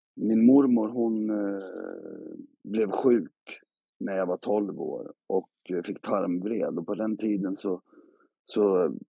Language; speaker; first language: Swedish; native; Swedish